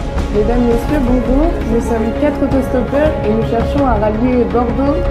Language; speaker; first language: French; native; French